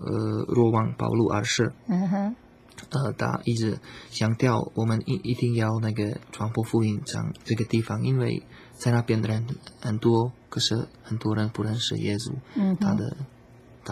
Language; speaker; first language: Chinese; non-native, learner; Slovak